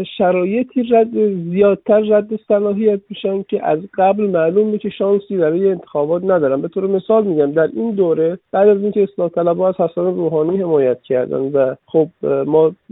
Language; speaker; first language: Persian; native; Persian